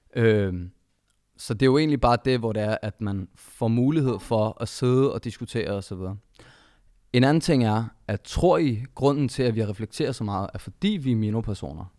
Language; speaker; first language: Danish; early bilingual, other home language; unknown